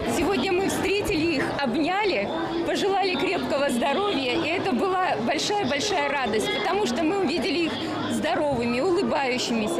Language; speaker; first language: Russian; native; Russian